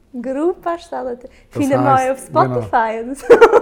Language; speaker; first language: German; early bilingual, other home language; Albanian